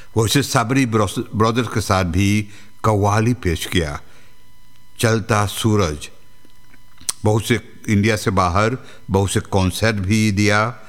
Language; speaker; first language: Hindi; early bilingual, heritage; Hindi